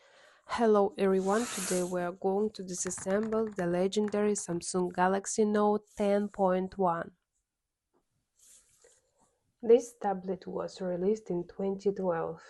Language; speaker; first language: English; non-native, fluent; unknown